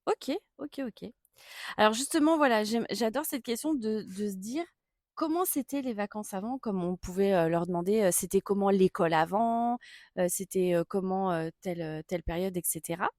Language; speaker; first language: French; native; French